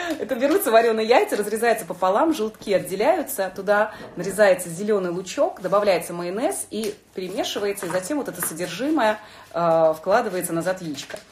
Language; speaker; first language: Russian; native; Russian